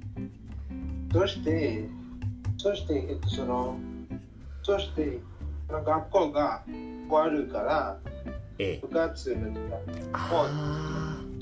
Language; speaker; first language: Japanese; non-native, learner; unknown